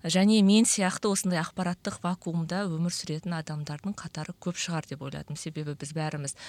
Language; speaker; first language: Kazakh; native; Kazakh